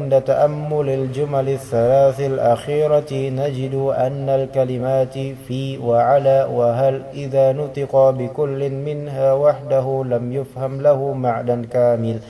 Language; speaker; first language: Arabic; non-native, learner; Indonesian